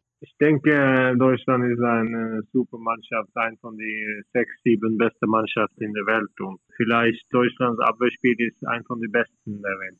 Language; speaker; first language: German; non-native, learner; Norwegian